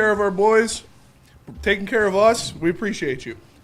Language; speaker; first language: English; native; English